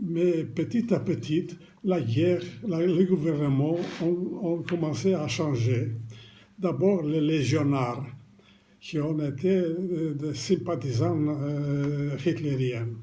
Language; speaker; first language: French; non-native, fluent; Romanian